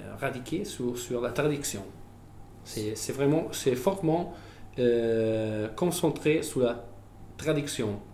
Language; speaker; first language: French; non-native, fluent; Italian